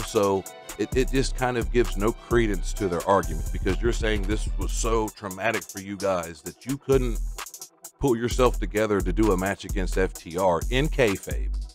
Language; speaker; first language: English; native; English